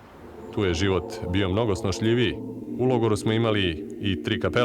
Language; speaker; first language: Bosnian; native; Bosnian